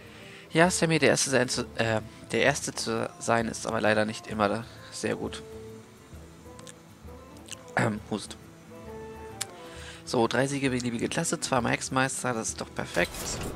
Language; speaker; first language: German; native; German